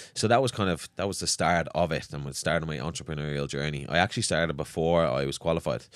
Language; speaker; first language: English; native; English